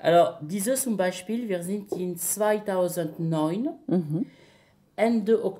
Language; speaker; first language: German; non-native, learner; French